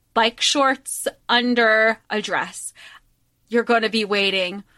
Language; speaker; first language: English; native; English